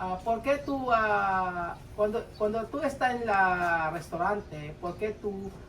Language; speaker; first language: Spanish; non-native, learner; Filipino